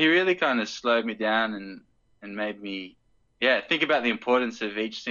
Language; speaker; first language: English; native; English